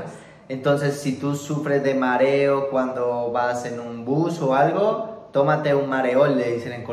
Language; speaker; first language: Spanish; native; Spanish